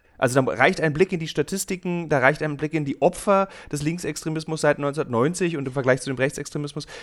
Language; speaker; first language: German; native; German